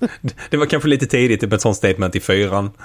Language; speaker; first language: Swedish; native; Swedish